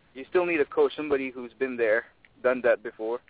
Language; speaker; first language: English; non-native, local second language; Filipino